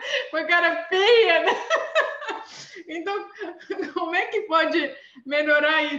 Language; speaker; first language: Portuguese; non-native, fluent; Armenian